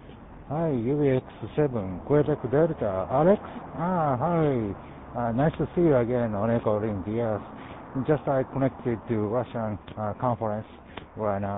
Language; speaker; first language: English; non-native, learner; Japanese